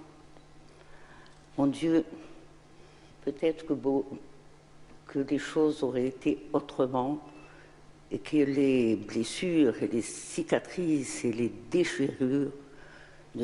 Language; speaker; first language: French; non-native, local second language; Arabic